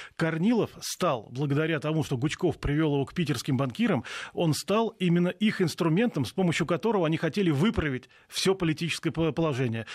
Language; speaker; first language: Russian; native; Russian